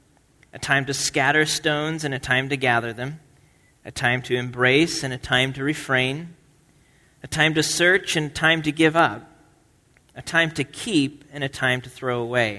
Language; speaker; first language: English; native; English